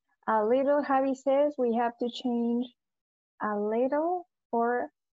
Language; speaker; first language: English; non-native, fluent; Spanish